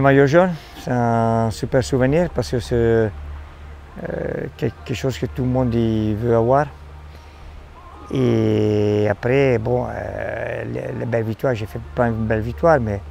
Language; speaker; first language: French; non-native, fluent; Italian